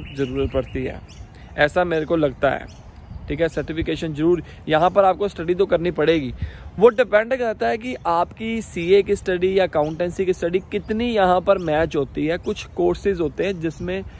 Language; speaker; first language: Hindi; native; Hindi